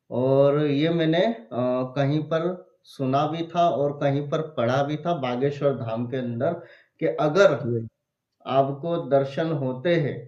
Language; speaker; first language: Hindi; native; Hindi